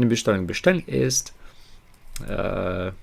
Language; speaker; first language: German; non-native, learner; Ukrainian